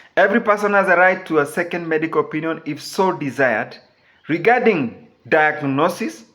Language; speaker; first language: English; non-native, local second language; Swahili